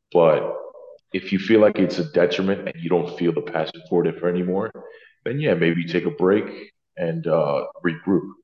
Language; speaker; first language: English; early bilingual, other home language; Spanish